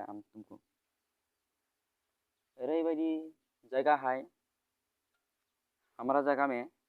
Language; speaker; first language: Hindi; non-native, local second language; Bodo